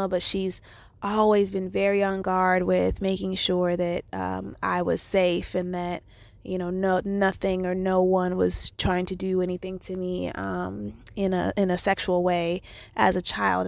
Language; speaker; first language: English; native; English